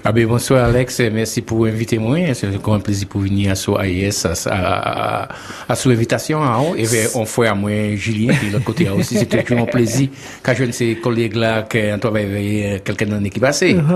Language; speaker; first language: French; non-native, local second language; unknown